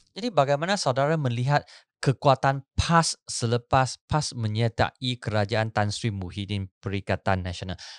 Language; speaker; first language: Malay; non-native, local second language; Chinese